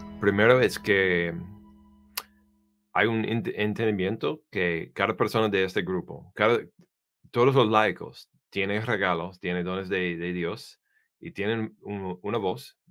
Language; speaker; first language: Spanish; non-native, learner; English